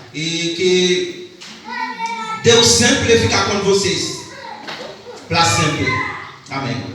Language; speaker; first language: Portuguese; non-native, learner; Haitian Creole